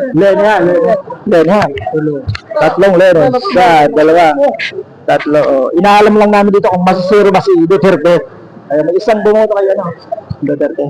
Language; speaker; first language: Filipino; non-native, local second language; Bikol